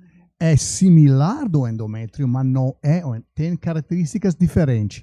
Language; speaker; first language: Portuguese; non-native, fluent; Italian